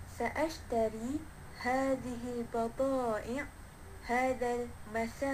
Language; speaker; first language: Arabic; non-native, learner; Malay